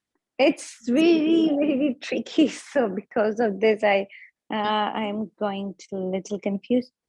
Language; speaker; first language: English; non-native, learner; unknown